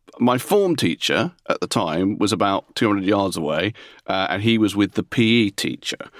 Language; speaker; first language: English; native; English